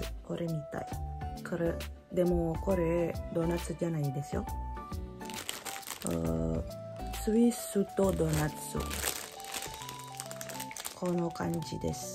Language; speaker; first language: Japanese; non-native, learner; Indonesian